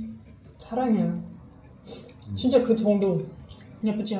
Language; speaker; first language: Korean; non-native, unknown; German